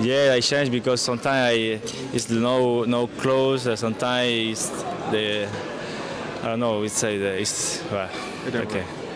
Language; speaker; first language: English; non-native, learner; French